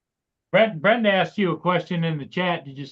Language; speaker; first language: English; native; English